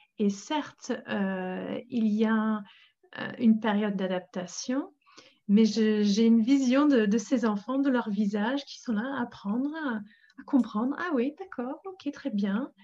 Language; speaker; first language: French; non-native, fluent; English